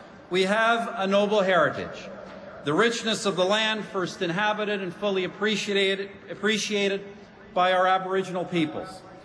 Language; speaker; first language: English; native; English